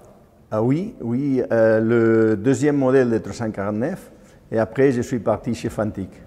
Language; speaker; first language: French; non-native, fluent; Spanish